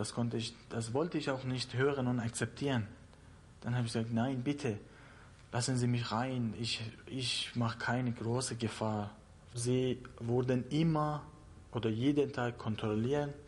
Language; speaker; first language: German; non-native, learner; Persian